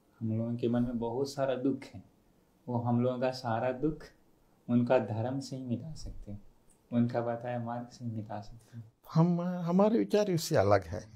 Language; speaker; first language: Hindi; non-native, fluent; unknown